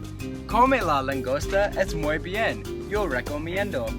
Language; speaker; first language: Spanish; non-native, learner; English